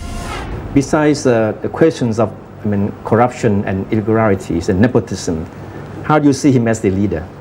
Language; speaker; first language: English; non-native, fluent; Thai